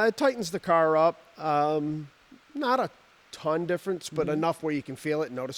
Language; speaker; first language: English; native; English